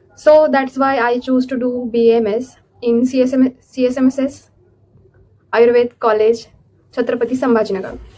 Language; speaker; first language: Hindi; non-native, local second language; Marathi